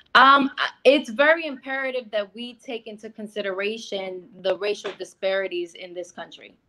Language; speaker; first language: English; native; English